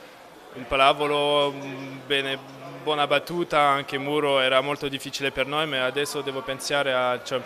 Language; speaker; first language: Italian; non-native, fluent; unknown